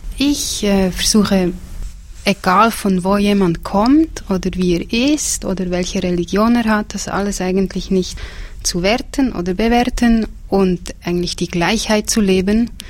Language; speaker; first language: German; native; German